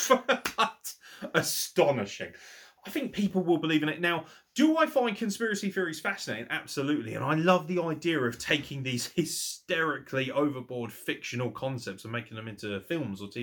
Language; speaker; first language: English; native; English